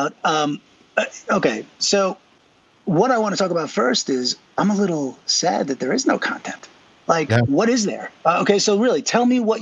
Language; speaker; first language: English; native; English